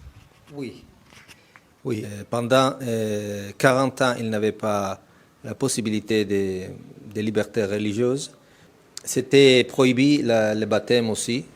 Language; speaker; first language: French; non-native, fluent; Italian